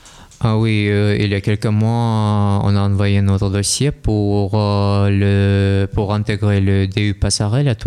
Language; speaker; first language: French; non-native, learner; Russian